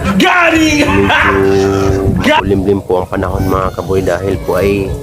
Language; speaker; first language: Filipino; non-native, local second language; Cebuano